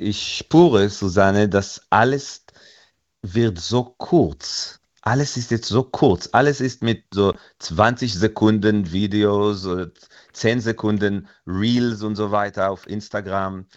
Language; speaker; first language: German; non-native, fluent; Hebrew